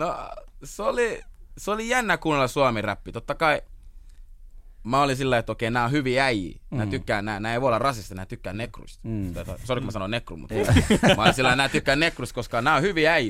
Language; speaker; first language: Finnish; early bilingual, other home language; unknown